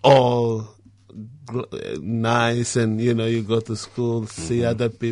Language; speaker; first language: English; non-native, fluent; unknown